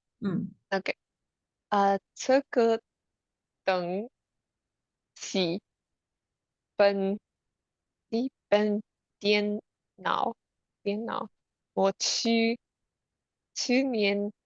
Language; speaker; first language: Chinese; non-native, learner; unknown